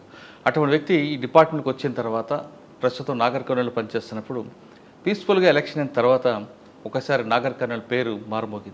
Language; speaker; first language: Telugu; native; Telugu